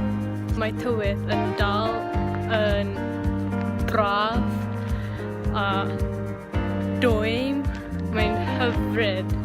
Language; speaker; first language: Welsh; non-native, learner; Malay